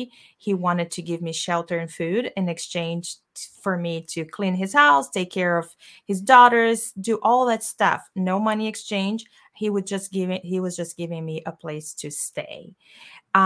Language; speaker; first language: English; non-native, fluent; Portuguese